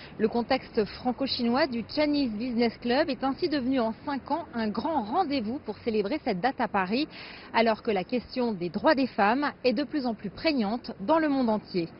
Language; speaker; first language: French; native; French